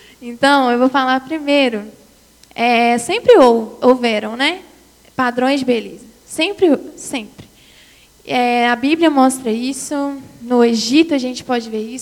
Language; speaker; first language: Portuguese; native; Portuguese